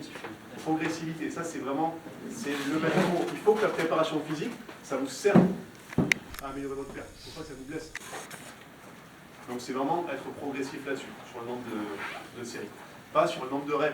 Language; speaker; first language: French; native; French